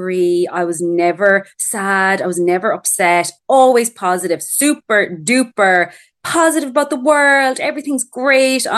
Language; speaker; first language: English; native; English